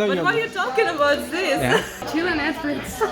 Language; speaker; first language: English; non-native, learner; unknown